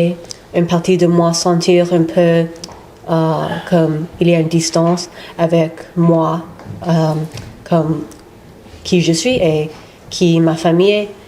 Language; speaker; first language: French; non-native, local second language; English